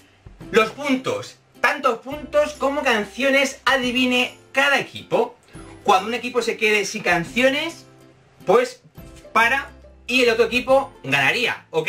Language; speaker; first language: Spanish; native; Spanish